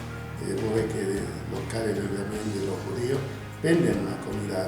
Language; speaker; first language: Spanish; non-native, fluent; Arabic